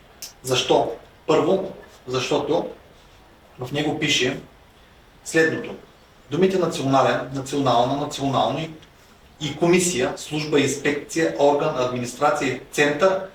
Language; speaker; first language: Bulgarian; native; Bulgarian